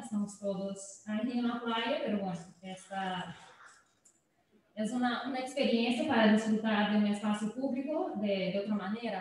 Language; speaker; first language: Spanish; non-native, fluent; Portuguese